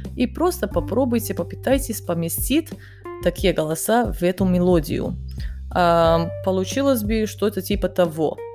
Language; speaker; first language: Russian; non-native, fluent; Serbian